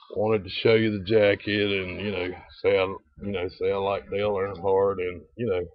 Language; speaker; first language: English; native; English